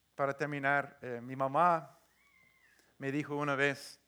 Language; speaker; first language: Spanish; non-native, fluent; English